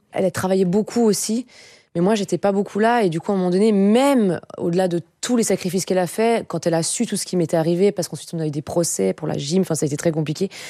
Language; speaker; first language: French; native; French